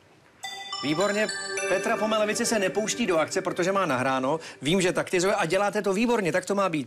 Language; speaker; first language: Czech; native; Czech